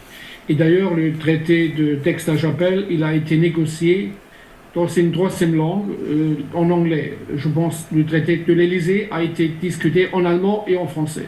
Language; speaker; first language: French; non-native, fluent; German